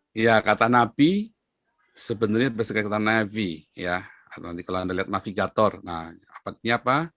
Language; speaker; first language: Indonesian; native; Indonesian